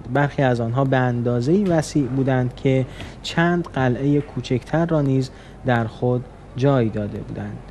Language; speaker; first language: Persian; native; Persian